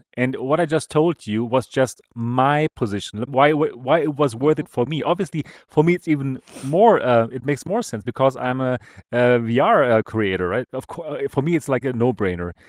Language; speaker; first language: English; non-native, fluent; German